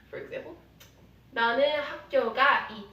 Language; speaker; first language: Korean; non-native, learner; English